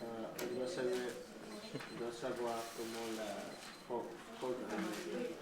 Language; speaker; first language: French; non-native, learner; English